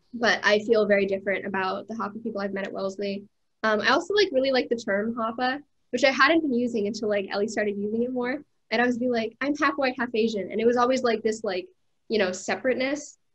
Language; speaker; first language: English; native; English